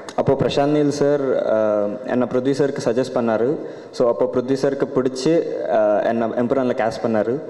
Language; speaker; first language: Tamil; non-native, learner; Malayalam